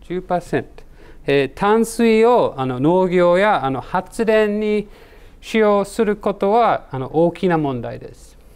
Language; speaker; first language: Japanese; non-native, learner; English